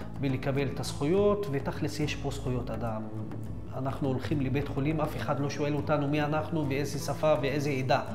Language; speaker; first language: Hebrew; non-native, local second language; Arabic